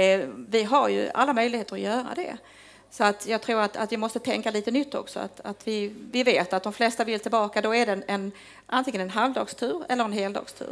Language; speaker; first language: Swedish; native; Swedish